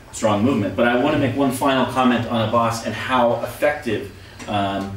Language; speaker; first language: English; native; English